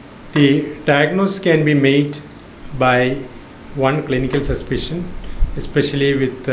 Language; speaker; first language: English; non-native, local second language; Malayalam